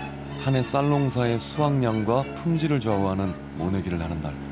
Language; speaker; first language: Korean; native; Korean